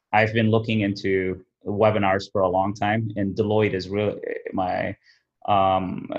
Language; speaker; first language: English; early bilingual, other home language; Somali